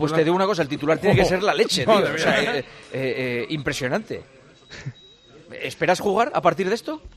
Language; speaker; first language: Spanish; native; Spanish